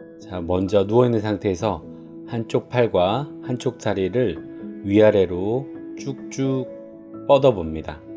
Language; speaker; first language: Korean; native; Korean